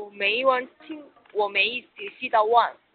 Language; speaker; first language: Chinese; non-native, learner; Korean